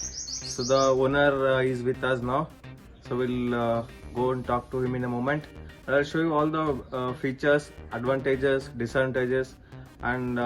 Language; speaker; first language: English; non-native, local second language; Kannada